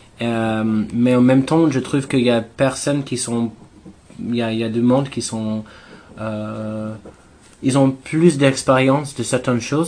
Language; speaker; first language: French; non-native, learner; English